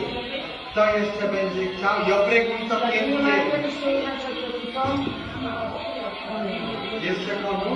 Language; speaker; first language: Spanish; non-native, fluent; Polish